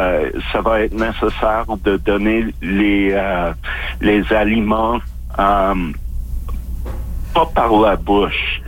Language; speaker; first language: French; non-native, local second language; English